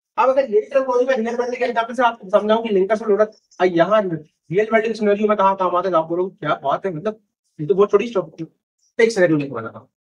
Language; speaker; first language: Hindi; native; Hindi